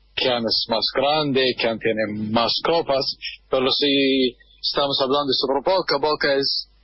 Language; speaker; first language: Spanish; non-native, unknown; Arabic